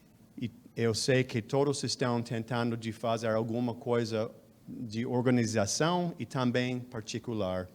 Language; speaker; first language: Portuguese; non-native, fluent; English